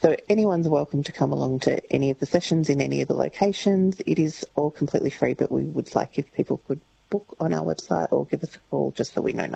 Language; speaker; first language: English; native; English